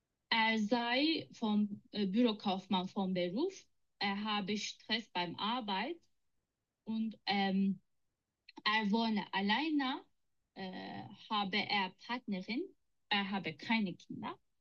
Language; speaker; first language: German; non-native, learner; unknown